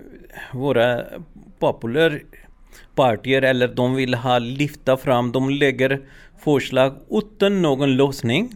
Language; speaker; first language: Swedish; non-native, learner; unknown